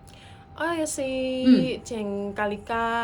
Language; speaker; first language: Cantonese; non-native, learner; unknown